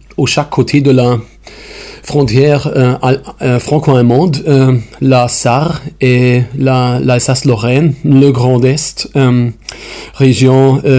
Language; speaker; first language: French; non-native, fluent; German